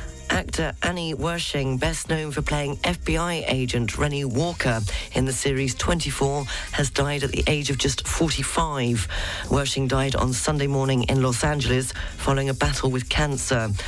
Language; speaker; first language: English; native; English